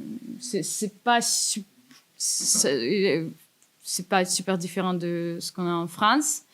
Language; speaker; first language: French; non-native, fluent; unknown